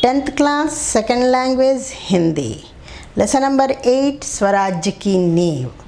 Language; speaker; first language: Hindi; non-native, local second language; Telugu